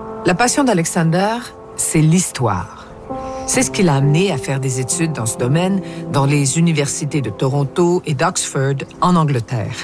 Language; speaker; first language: French; native; French